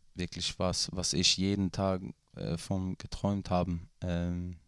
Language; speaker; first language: German; non-native, fluent; Swedish